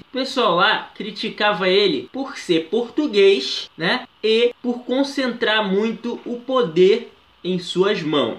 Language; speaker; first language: Portuguese; native; Portuguese